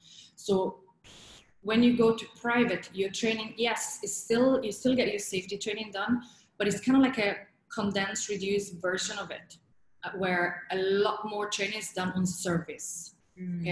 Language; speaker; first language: English; non-native, fluent; Italian